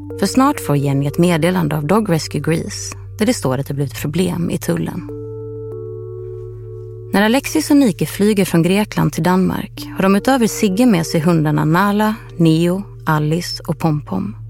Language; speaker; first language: Swedish; native; Swedish